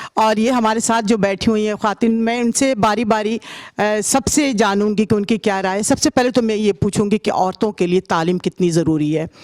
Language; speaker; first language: Urdu; native; Urdu